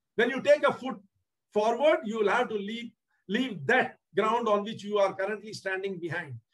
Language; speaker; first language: English; non-native, local second language; Tamil